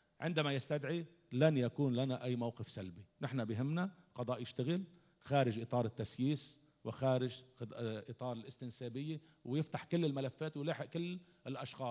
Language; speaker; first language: Arabic; native; Arabic